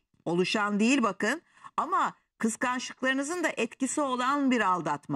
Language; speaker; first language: Turkish; native; Turkish